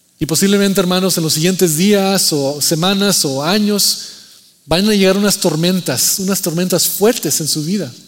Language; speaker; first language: Spanish; early bilingual, heritage; Spanish